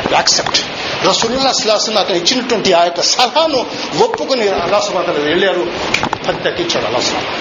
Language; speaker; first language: Telugu; non-native, local second language; Urdu